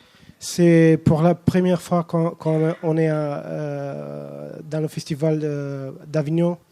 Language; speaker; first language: French; non-native, fluent; Romanian